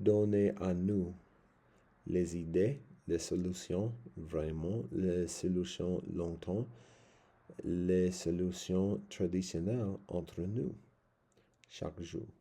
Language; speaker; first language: French; non-native, learner; English